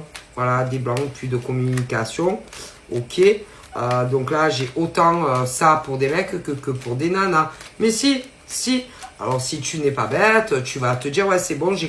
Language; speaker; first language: French; native; French